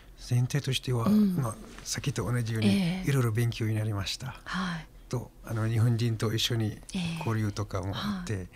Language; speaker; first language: Japanese; non-native, learner; Malay